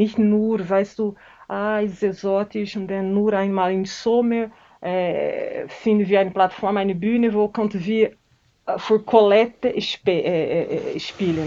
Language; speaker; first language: German; non-native, learner; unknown